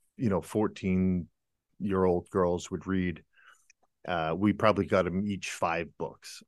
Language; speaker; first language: English; native; English